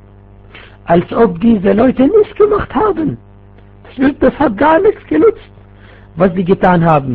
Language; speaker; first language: German; non-native, fluent; Arabic